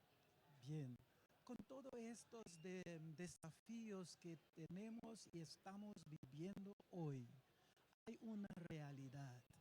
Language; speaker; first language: Spanish; non-native, learner; Papiamento